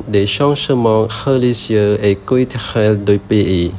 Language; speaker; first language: French; non-native, learner; Khmer